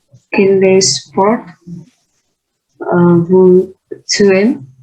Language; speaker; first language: French; non-native, learner; Vietnamese